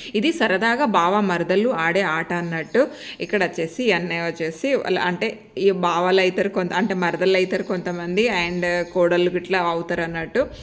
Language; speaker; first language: Telugu; non-native, local second language; Lambadi